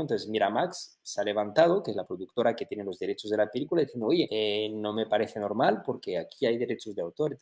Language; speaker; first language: Spanish; native; Spanish